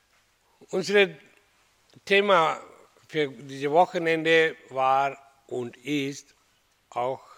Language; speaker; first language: German; non-native, learner; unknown